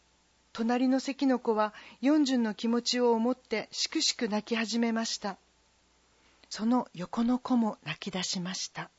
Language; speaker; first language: Japanese; non-native, fluent; Korean